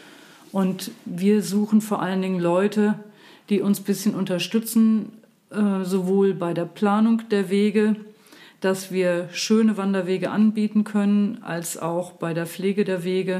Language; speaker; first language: German; native; German